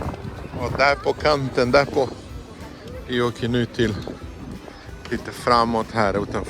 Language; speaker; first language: Swedish; non-native, fluent; Portuguese